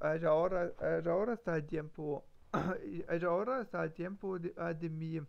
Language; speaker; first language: Spanish; non-native, learner; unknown